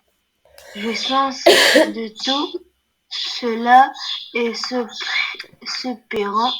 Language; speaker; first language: French; non-native, learner; Arabic